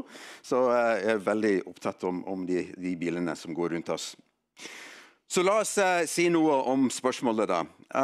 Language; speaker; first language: Norwegian; non-native, fluent; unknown